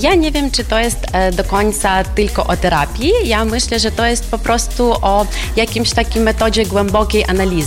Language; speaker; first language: Polish; non-native, fluent; Ukrainian